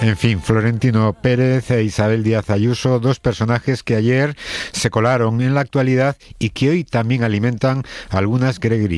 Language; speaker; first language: Spanish; native; Spanish